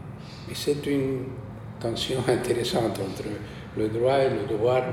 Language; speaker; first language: French; non-native, fluent; Spanish